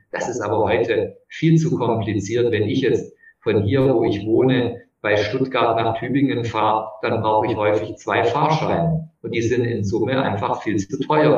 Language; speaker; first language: German; native; German